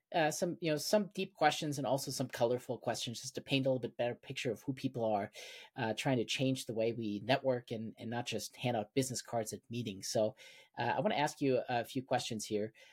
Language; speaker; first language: English; non-native, fluent; German